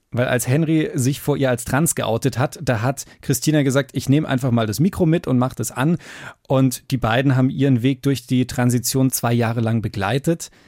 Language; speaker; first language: German; native; German